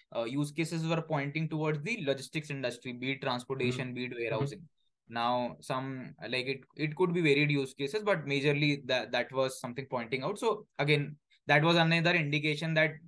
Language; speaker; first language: English; non-native, local second language; Hindi